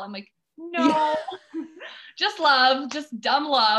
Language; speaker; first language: English; native; English